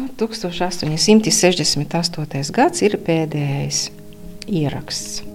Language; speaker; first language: Latvian; non-native, local second language; Russian